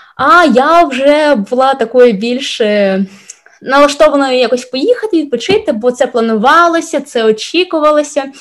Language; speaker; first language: Ukrainian; non-native, local second language; Russian